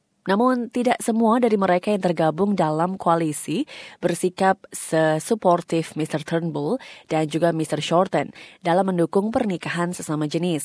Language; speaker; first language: Indonesian; native; Indonesian